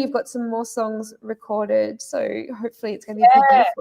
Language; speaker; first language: English; native; English